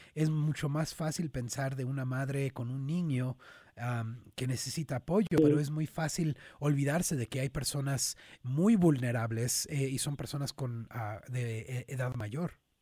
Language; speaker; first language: Spanish; native; Spanish